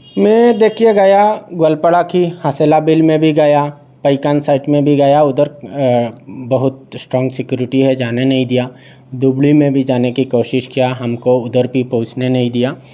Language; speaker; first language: Hindi; non-native, local second language; Bangla